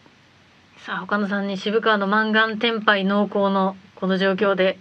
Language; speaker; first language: Japanese; native; Japanese